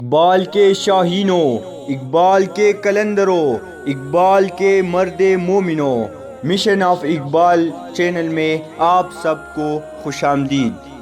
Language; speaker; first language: Urdu; native; Urdu